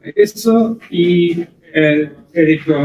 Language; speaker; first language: Spanish; non-native, learner; German